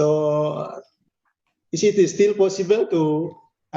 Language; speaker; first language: English; non-native, learner; Indonesian